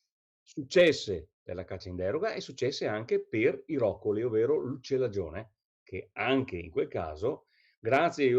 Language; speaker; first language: Italian; native; Italian